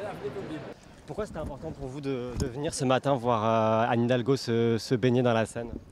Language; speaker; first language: French; native; French